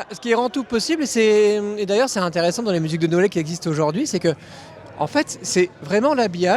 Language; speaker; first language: French; native; French